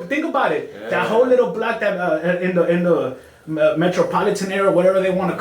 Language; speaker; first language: English; native; English